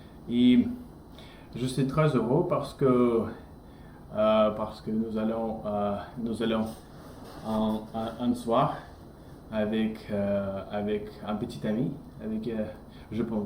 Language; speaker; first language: French; non-native, learner; English